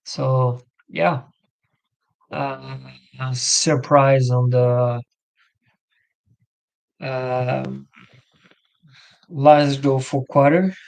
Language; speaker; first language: English; non-native, learner; French